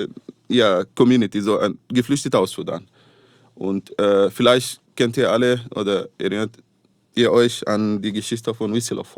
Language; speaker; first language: German; non-native, fluent; Arabic